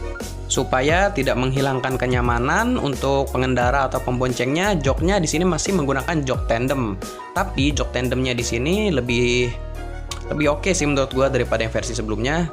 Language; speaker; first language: Indonesian; native; Indonesian